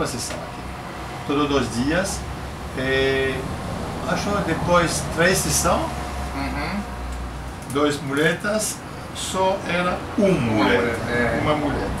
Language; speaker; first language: Spanish; non-native, learner; Portuguese